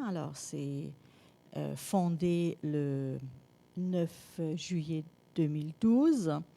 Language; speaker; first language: French; non-native, learner; German